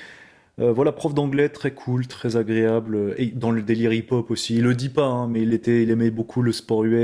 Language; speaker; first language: French; native; French